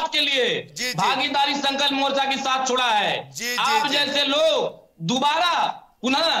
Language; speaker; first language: Hindi; native; Hindi